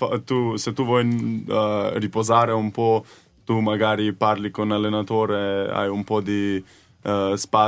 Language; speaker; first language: Italian; non-native, learner; Slovenian